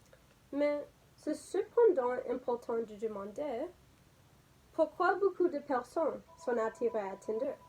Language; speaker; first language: French; non-native, learner; English